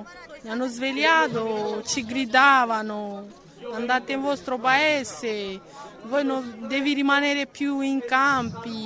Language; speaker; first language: Italian; non-native, fluent; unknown